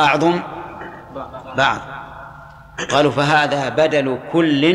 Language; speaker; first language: Arabic; native; Arabic